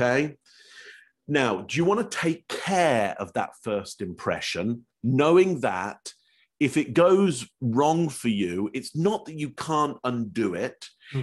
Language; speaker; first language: English; native; English